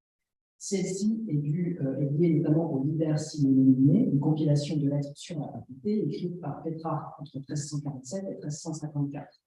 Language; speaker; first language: French; native; French